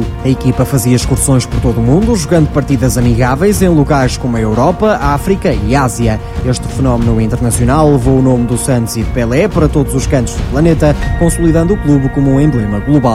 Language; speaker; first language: Portuguese; native; Portuguese